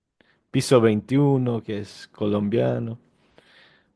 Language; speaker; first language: Spanish; non-native, fluent; Portuguese